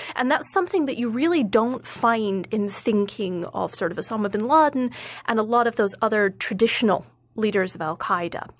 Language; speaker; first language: English; native; English